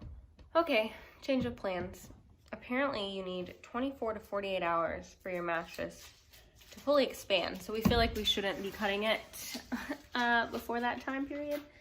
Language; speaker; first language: English; native; English